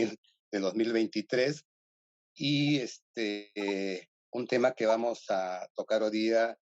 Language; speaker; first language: Spanish; native; Spanish